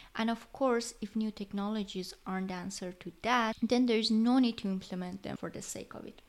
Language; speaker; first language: English; non-native, fluent; Persian